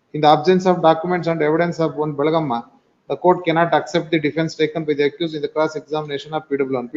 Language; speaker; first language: English; non-native, local second language; Kannada